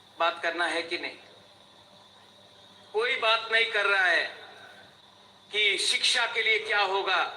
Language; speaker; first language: Hindi; non-native, local second language; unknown